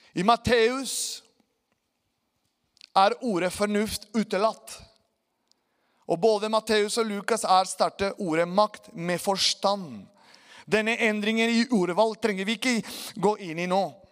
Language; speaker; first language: Norwegian; non-native, fluent; Spanish